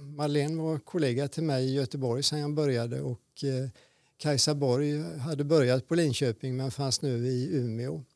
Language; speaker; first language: Swedish; native; Swedish